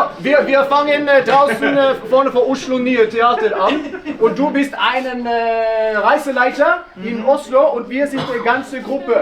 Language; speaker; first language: German; non-native, learner; Norwegian